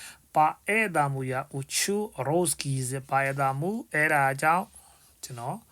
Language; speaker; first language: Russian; non-native, fluent; Burmese